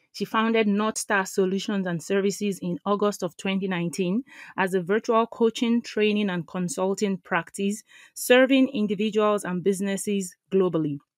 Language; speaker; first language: English; non-native, local second language; Yoruba